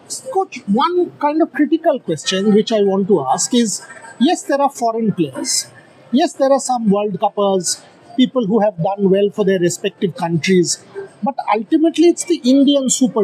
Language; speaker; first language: English; non-native, local second language; Bangla